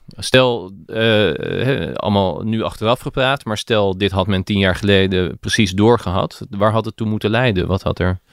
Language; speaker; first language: Dutch; native; Dutch